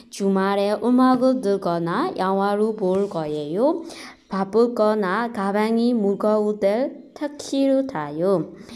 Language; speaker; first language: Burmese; native; Burmese